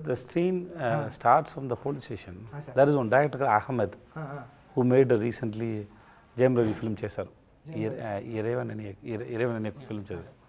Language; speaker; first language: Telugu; non-native, learner; Tamil